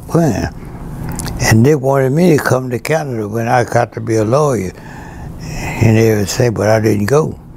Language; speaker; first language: English; native; English